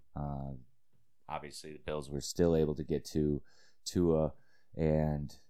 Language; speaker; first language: English; native; English